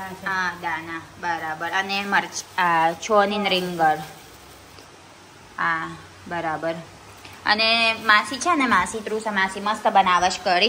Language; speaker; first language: Gujarati; non-native, learner; Filipino